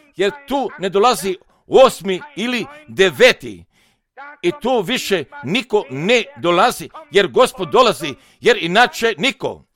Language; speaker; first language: Croatian; non-native, fluent; German